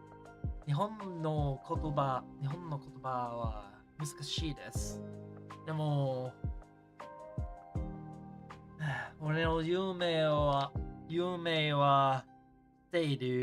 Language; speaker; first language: Japanese; non-native, learner; English